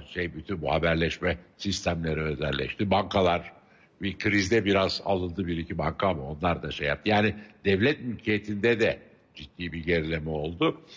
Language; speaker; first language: Turkish; native; Turkish